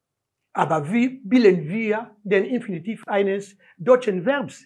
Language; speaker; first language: German; non-native, learner; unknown